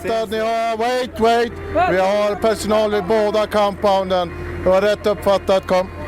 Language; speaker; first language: Swedish; native; Swedish